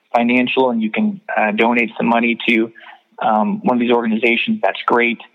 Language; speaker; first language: English; native; English